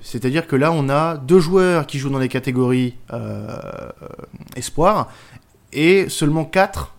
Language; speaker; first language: French; native; French